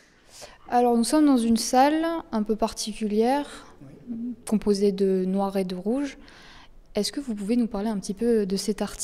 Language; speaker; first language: French; native; French